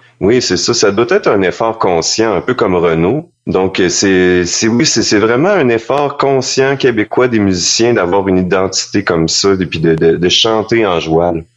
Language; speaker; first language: French; native; French